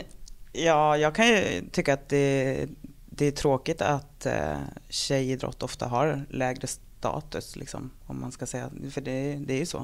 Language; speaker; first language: Swedish; native; Swedish